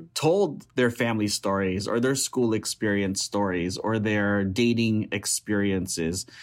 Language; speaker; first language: English; early bilingual, other home language; Filipino